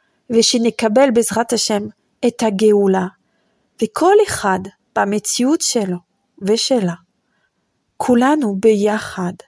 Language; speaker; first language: Hebrew; non-native, fluent; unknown